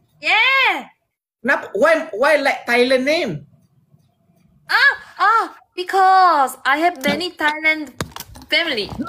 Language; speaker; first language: English; non-native, learner; Malay